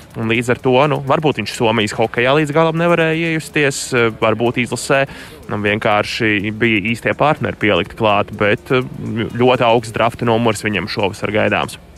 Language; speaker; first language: Latvian; native; Latvian